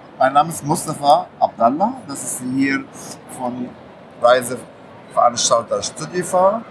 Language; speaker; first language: German; non-native, learner; Arabic